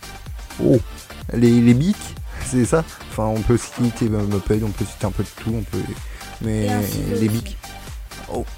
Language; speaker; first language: French; native; French